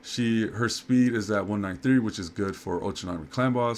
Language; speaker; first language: English; native; English